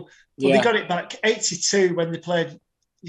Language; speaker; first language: English; native; English